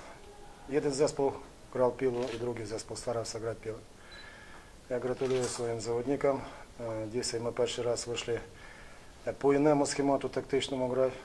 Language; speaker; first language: Polish; non-native, learner; Ukrainian